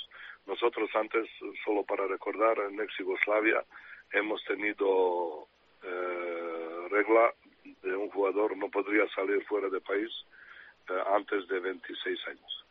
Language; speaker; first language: Spanish; non-native, fluent; Serbian